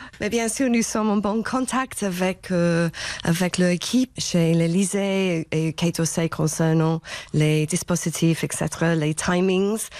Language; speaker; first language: French; non-native, fluent; English